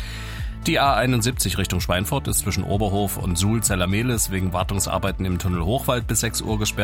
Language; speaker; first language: German; native; German